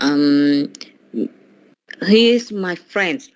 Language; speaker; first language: English; non-native, learner; Vietnamese